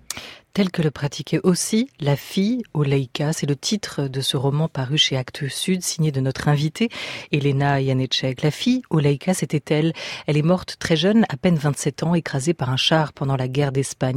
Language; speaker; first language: French; native; French